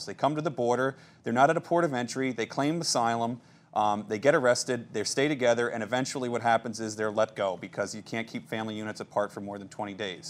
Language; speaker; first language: English; native; English